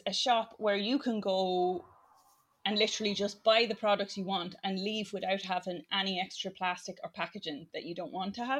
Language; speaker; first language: English; native; English